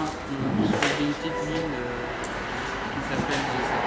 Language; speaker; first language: French; non-native, fluent; Arabic